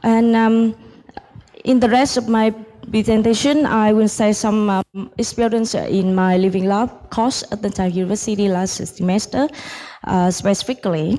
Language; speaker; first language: English; non-native, fluent; Vietnamese